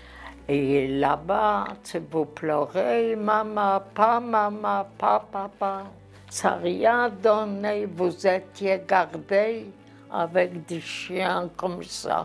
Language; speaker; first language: French; non-native, learner; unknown